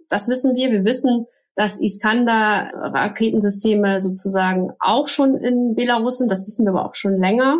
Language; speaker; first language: German; native; German